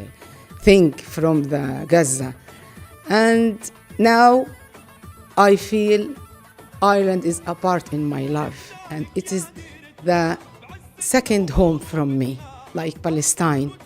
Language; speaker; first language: English; non-native, learner; Arabic